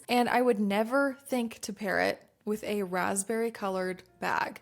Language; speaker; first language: English; native; English